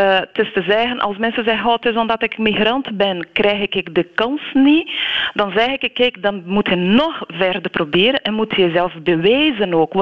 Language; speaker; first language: Dutch; non-native, fluent; Portuguese